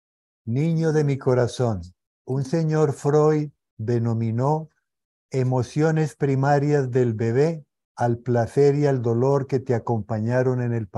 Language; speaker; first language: Spanish; native; Spanish